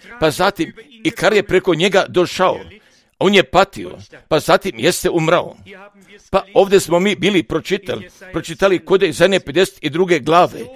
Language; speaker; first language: Croatian; non-native, fluent; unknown